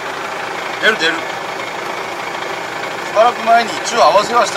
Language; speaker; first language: Japanese; native; Japanese